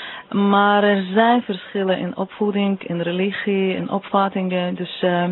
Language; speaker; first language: Dutch; non-native, fluent; Russian